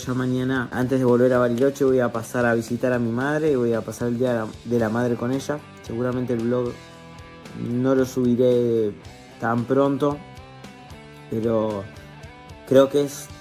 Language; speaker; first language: Spanish; native; Spanish